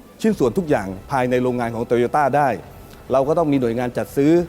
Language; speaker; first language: Thai; native; Thai